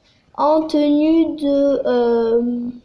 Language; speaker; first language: French; native; French